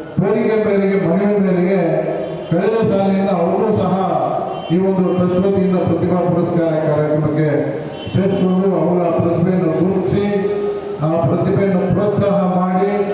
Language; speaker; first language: Kannada; non-native, local second language; Lambadi